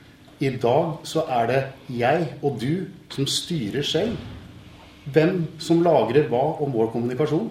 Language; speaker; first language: Norwegian; native; Norwegian